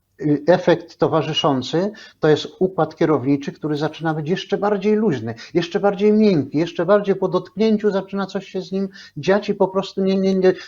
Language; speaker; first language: Polish; native; Polish